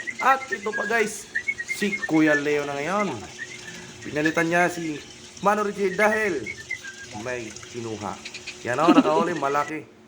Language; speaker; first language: Filipino; non-native, local second language; Bikol